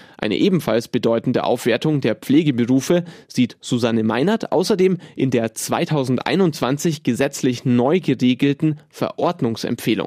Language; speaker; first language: German; native; German